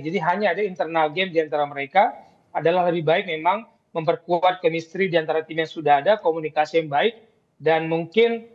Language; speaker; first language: Indonesian; native; Indonesian